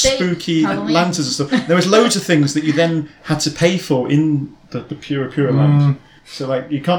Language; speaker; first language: English; native; English